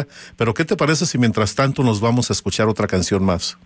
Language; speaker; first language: Spanish; native; Spanish